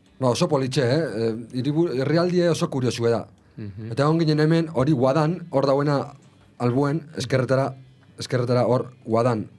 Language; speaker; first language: Basque; native; Basque